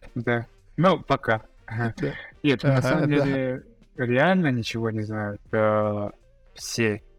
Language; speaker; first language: Russian; native; Russian